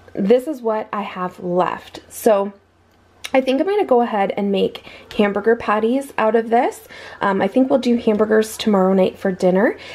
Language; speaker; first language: English; native; English